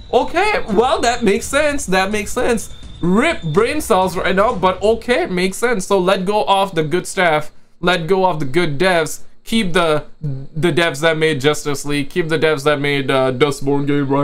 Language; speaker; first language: English; native; English